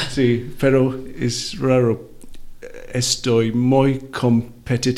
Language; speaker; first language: Spanish; non-native, learner; Welsh